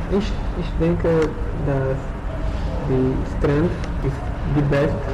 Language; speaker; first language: German; non-native, learner; Portuguese